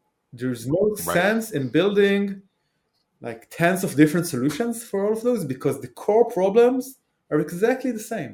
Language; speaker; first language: English; non-native, fluent; Hebrew